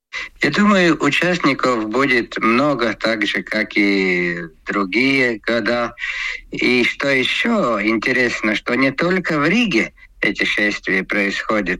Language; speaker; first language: Russian; non-native, local second language; Latvian